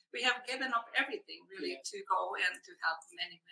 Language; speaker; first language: English; non-native, fluent; Hungarian